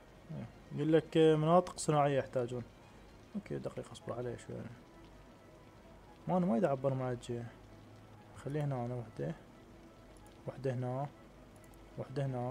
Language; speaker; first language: Arabic; native; Arabic